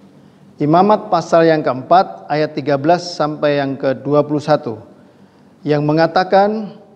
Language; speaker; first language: Indonesian; native; Indonesian